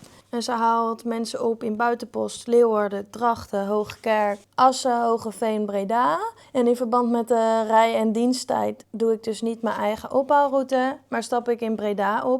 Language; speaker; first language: Dutch; native; Dutch